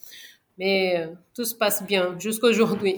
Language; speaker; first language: French; non-native, fluent; Portuguese